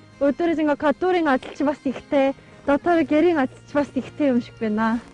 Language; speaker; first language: Mongolian; non-native, fluent; Korean